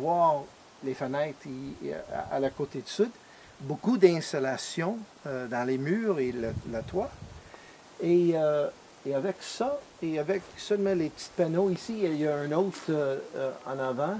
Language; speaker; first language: French; non-native, fluent; English